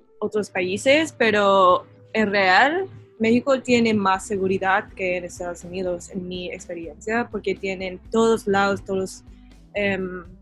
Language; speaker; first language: Spanish; non-native, learner; English